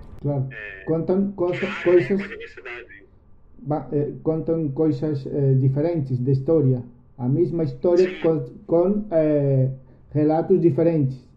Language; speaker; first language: Portuguese; non-native, learner; Spanish